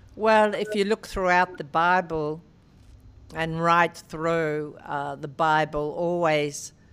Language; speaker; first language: English; native; English